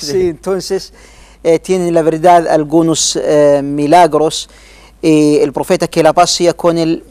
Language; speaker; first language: Spanish; non-native, learner; Arabic